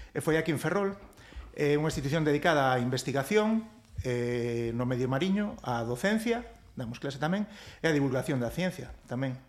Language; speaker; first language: Galician; native; Galician